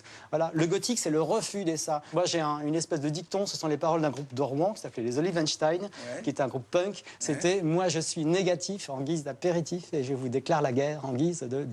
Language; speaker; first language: French; native; French